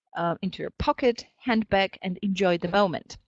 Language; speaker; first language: English; non-native, fluent; Polish